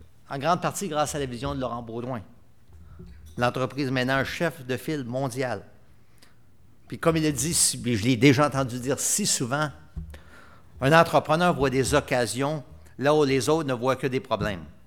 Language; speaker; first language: French; native; French